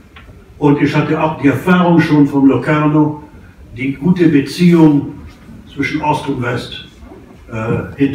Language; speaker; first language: German; non-native, fluent; English